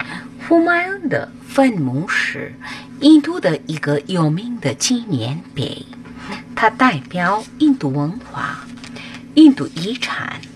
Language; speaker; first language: Chinese; non-native, fluent; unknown